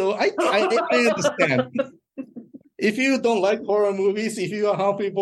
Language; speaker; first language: English; early bilingual, other home language; Japanese